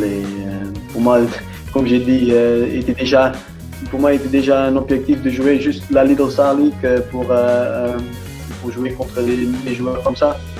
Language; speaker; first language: French; non-native, fluent; Dutch